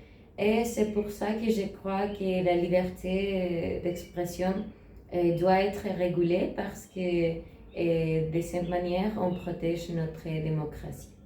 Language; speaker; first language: French; non-native, learner; Spanish